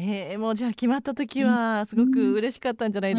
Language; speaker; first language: Japanese; native; Japanese